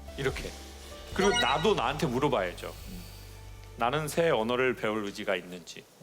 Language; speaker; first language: Korean; native; Korean